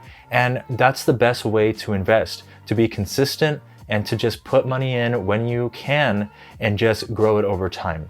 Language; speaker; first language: English; native; English